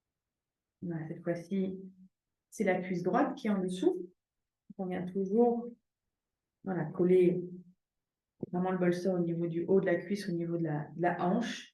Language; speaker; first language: French; native; French